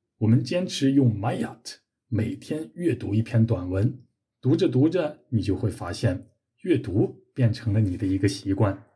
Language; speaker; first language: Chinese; native; Chinese